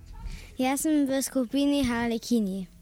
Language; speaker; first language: Slovenian; non-native, local second language; German